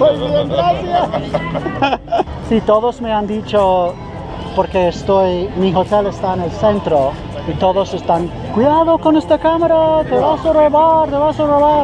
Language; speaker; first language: Spanish; non-native, learner; English